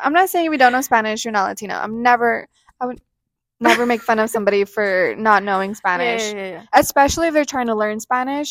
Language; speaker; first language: English; non-native, fluent; Spanish